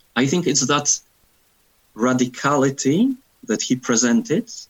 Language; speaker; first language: English; non-native, fluent; Polish